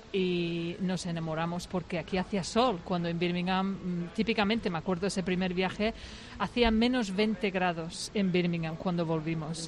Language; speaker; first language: Spanish; non-native, fluent; English